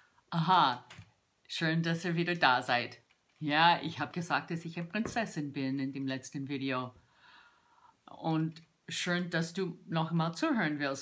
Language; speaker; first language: German; non-native, fluent; English